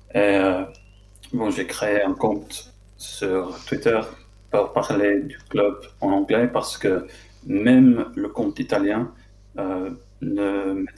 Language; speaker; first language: French; non-native, fluent; English